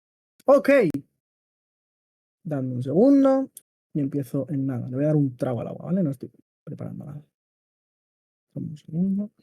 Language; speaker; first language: Spanish; native; Spanish